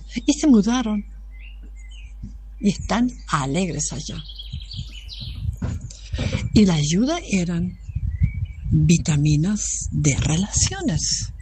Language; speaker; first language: Spanish; non-native, fluent; German